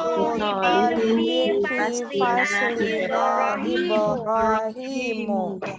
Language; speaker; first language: Arabic; non-native, learner; Indonesian